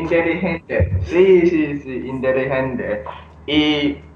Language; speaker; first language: Spanish; non-native, learner; English